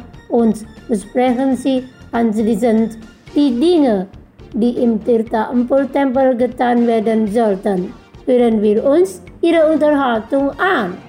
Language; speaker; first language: German; non-native, fluent; Indonesian